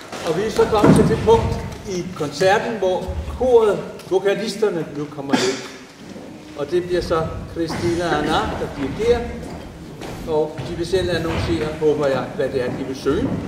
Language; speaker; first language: Danish; native; Danish